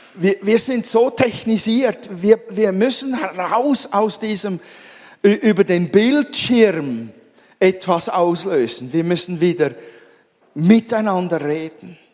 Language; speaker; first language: German; native; German